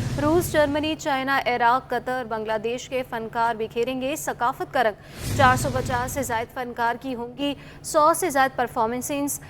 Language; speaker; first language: Urdu; native; Urdu